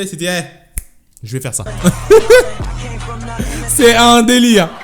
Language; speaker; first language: French; native; French